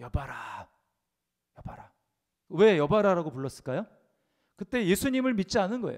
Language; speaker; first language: Korean; native; Korean